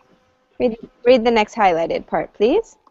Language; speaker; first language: English; native; English